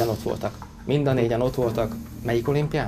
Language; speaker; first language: Hungarian; native; Hungarian